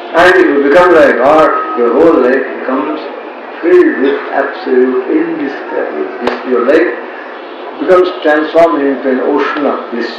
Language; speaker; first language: English; non-native, local second language; Hindi